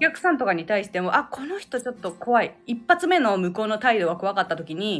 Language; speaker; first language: Japanese; native; Japanese